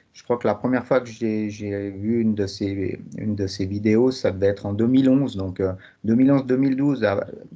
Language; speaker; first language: French; native; French